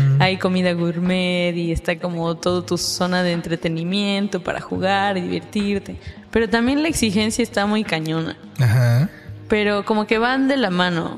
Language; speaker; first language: Spanish; native; Spanish